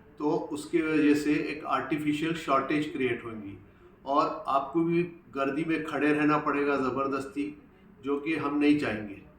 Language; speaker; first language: Hindi; non-native, local second language; Urdu